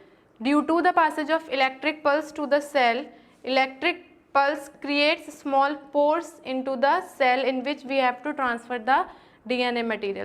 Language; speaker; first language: English; non-native, local second language; Hindi